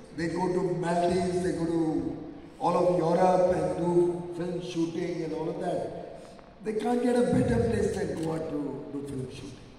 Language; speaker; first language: English; non-native, local second language; Hindi